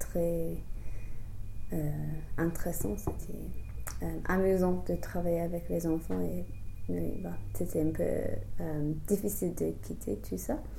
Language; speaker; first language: French; non-native, fluent; English